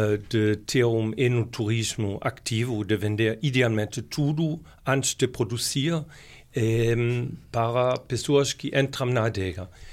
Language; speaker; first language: Portuguese; non-native, fluent; German